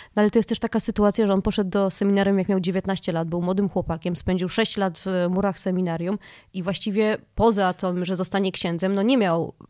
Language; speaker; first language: Polish; native; Polish